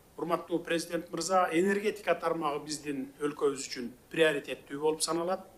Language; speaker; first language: Kyrgyz; native; Kyrgyz